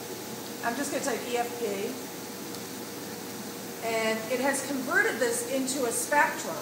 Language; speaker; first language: English; native; English